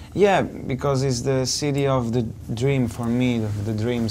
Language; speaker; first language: English; non-native, learner; Italian